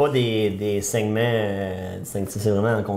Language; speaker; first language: French; native; French